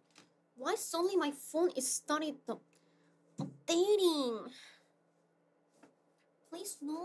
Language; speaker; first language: English; non-native, fluent; Korean